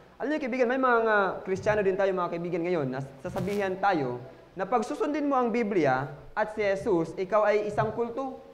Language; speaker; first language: Filipino; non-native, local second language; Cebuano